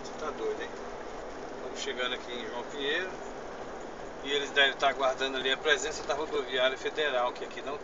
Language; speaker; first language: Portuguese; native; Portuguese